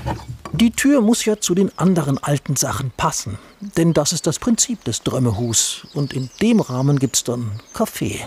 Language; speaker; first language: German; native; German